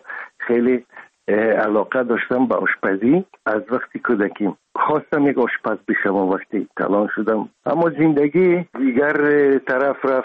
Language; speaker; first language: Persian; non-native, local second language; Russian